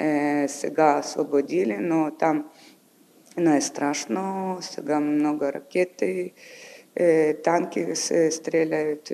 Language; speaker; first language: Bulgarian; non-native, learner; Ukrainian